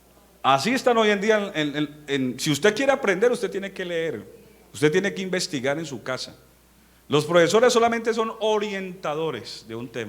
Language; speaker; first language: Spanish; native; Spanish